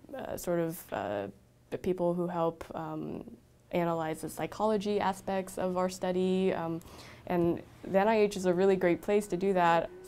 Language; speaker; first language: English; native; English